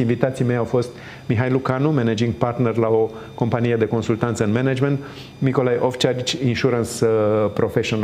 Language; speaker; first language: Romanian; native; Romanian